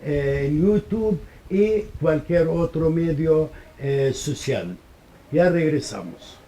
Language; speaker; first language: Spanish; non-native, fluent; Arabic